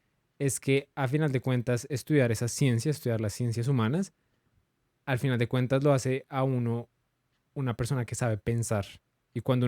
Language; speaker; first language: Spanish; native; Spanish